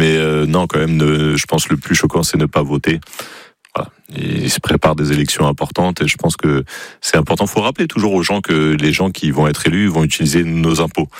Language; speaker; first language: French; native; French